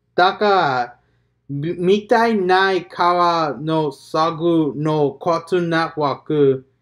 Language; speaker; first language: Japanese; non-native, learner; English